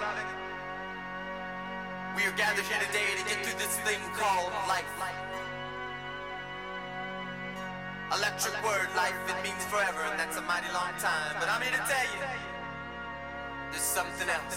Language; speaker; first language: English; non-native, fluent; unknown